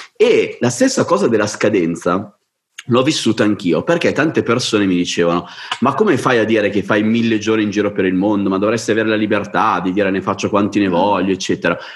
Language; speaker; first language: Italian; native; Italian